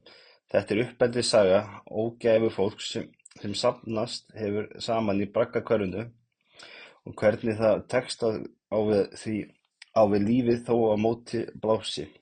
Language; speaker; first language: Icelandic; native; Icelandic